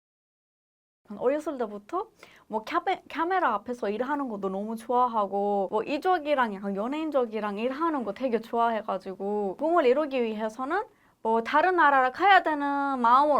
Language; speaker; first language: Korean; non-native, fluent; Persian